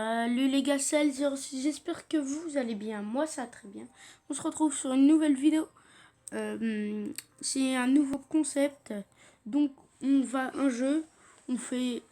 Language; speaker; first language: French; native; French